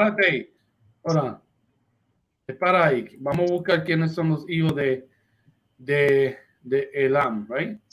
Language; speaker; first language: Spanish; early bilingual, heritage; Spanish